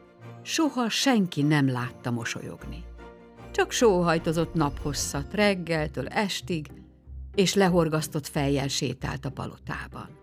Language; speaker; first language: Hungarian; native; Hungarian